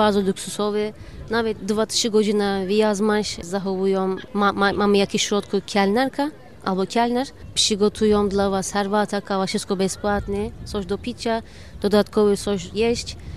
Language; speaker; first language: Polish; non-native, learner; Turkish